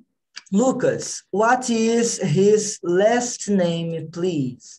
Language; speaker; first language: English; non-native, learner; Portuguese